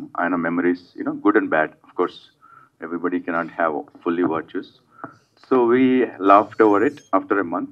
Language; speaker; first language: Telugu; native; Telugu